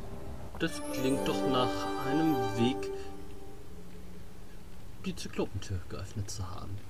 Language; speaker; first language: German; native; German